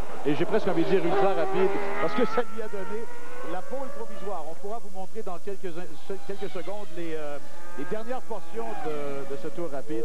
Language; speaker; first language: French; native; French